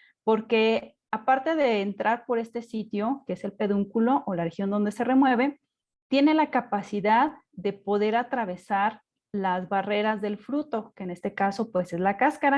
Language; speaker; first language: Spanish; native; Spanish